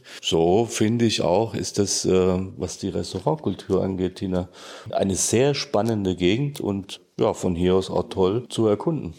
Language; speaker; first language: German; native; German